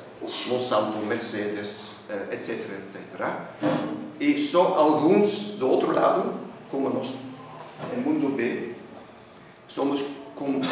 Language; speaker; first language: Portuguese; non-native, fluent; Dutch